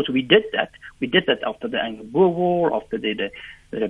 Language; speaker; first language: English; non-native, local second language; Afrikaans